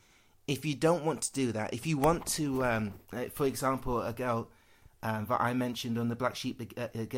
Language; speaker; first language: English; native; English